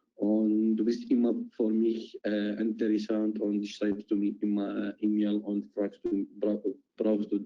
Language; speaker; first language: German; non-native, learner; Arabic